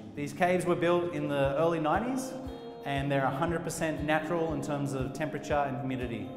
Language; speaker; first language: English; native; English